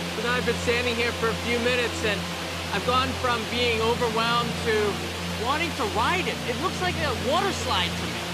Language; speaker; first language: English; native; English